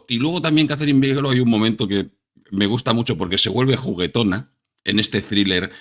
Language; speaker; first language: Spanish; native; Spanish